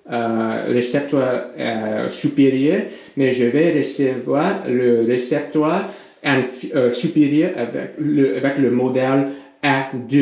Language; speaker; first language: French; non-native, learner; English